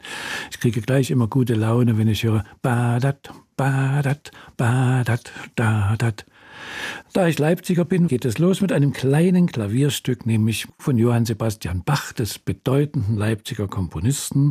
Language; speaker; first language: German; native; German